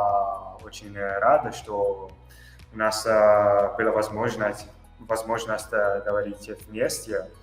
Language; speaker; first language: Russian; non-native, fluent; Italian